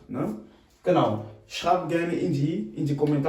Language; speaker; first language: German; non-native, fluent; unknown